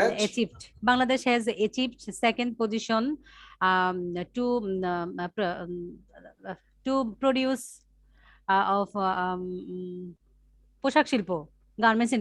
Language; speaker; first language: English; non-native, learner; Bangla